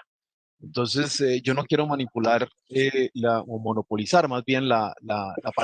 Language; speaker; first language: Spanish; native; Spanish